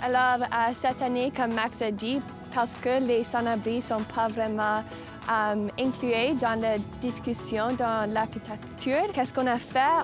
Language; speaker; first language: French; non-native, local second language; English